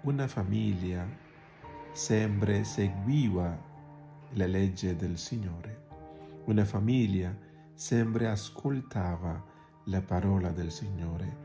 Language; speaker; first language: Italian; non-native, learner; Malayalam